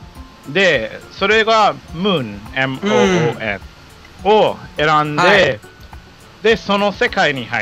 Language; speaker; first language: Japanese; non-native, fluent; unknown